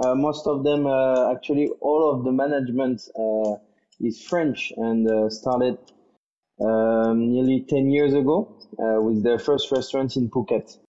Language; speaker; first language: English; non-native, fluent; French